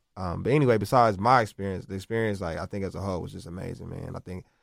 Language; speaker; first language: English; native; English